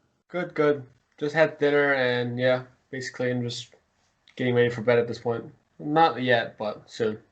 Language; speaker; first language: English; early bilingual, heritage; Mongolian